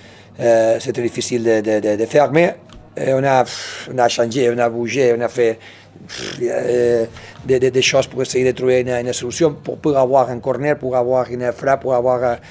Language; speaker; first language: French; non-native, fluent; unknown